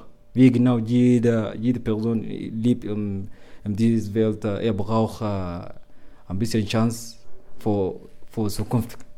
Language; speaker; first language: German; non-native, learner; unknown